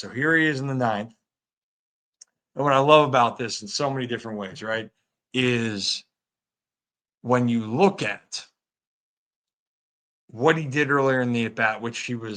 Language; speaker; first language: English; native; English